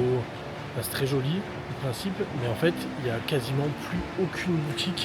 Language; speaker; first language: French; native; French